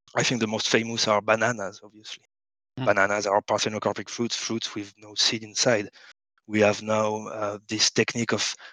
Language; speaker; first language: English; non-native, fluent; French